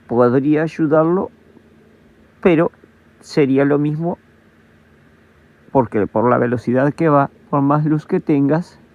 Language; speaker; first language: Spanish; native; Spanish